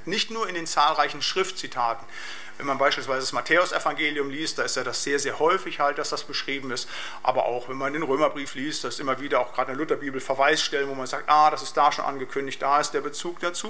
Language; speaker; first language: German; native; German